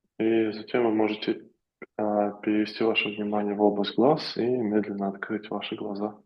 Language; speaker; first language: Russian; native; Russian